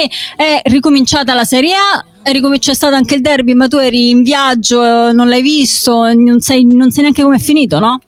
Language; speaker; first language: Italian; native; Italian